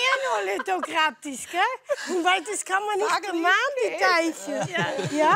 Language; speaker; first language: German; non-native, fluent; Dutch